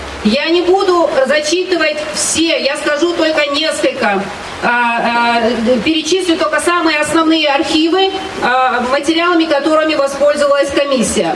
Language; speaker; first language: Russian; non-native, local second language; Ingush